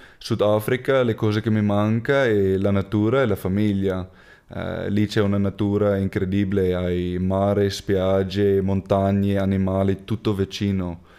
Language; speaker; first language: Italian; non-native, fluent; Afrikaans